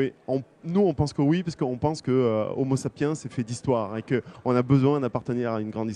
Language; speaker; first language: French; native; French